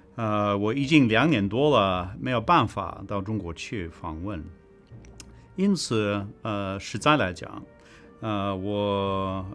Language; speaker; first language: Chinese; non-native, fluent; English